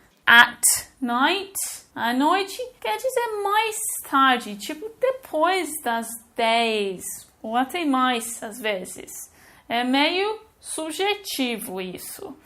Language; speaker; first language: Portuguese; non-native, fluent; English